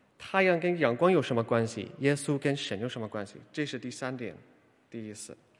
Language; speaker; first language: Chinese; non-native, fluent; English